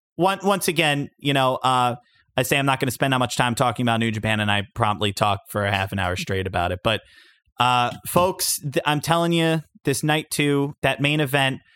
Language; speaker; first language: English; native; English